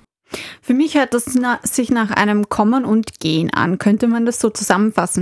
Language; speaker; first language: German; native; German